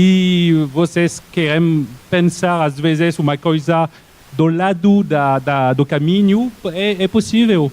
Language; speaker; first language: Portuguese; non-native, fluent; French